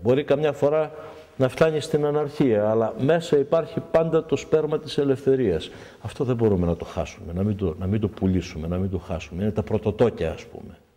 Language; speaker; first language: Greek; native; Greek